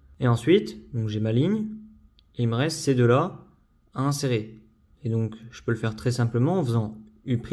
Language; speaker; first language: French; native; French